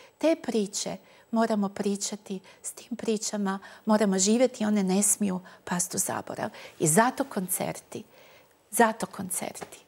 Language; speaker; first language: Croatian; native; Croatian